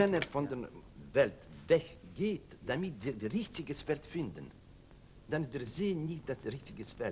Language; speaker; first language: German; non-native, learner; Russian